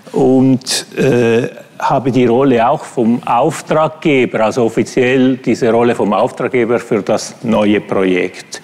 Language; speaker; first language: German; non-native, fluent; Italian